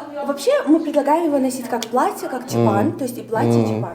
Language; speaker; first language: Russian; native; Russian